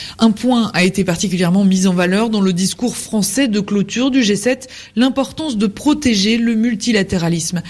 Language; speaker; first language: French; native; French